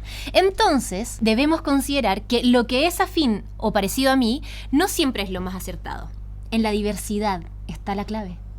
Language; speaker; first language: Spanish; native; Spanish